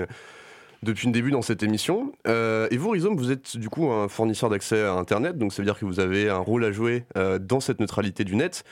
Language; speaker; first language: French; native; French